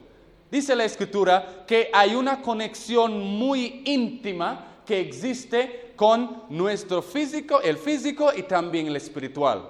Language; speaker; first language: Spanish; non-native, fluent; English